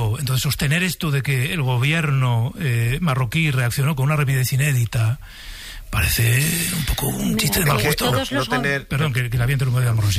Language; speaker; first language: Spanish; native; Spanish